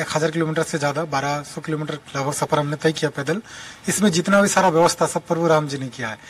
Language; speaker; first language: Hindi; non-native, local second language; Bangla